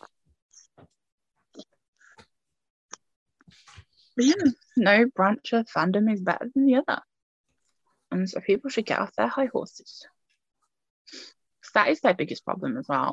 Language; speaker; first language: English; native; English